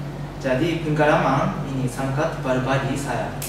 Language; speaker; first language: Indonesian; non-native, learner; Japanese